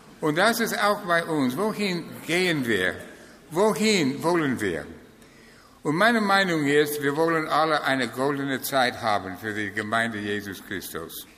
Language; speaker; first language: German; non-native, fluent; English